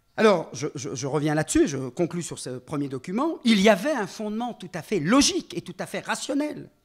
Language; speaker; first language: French; native; French